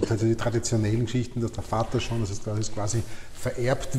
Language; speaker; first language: German; native; German